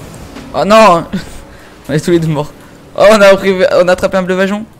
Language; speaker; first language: French; native; French